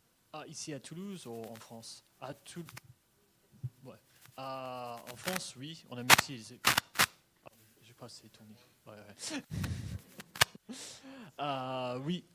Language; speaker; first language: French; non-native, fluent; English